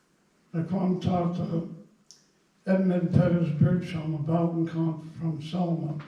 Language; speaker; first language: Dutch; non-native, fluent; English